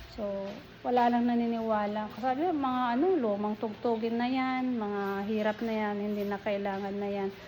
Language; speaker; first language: Filipino; non-native, local second language; Iloko